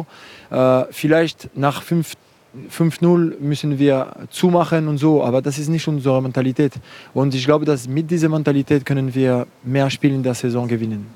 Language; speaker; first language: German; non-native, fluent; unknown